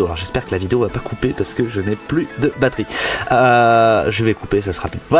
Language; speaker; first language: French; native; French